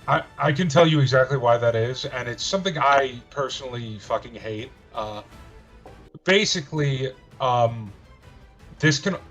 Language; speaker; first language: English; native; English